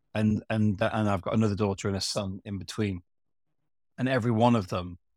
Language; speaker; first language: English; native; English